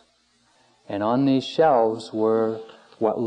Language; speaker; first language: English; native; English